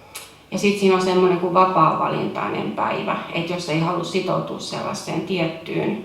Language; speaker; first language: Finnish; native; Finnish